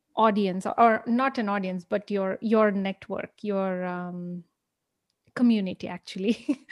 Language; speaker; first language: English; non-native, local second language; Kannada